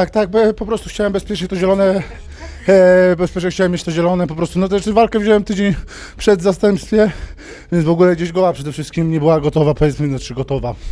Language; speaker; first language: Polish; native; Polish